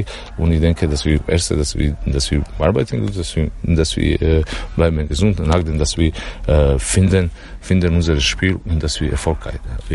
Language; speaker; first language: German; non-native, learner; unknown